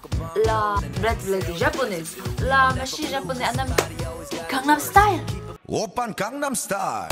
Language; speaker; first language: French; non-native, fluent; Korean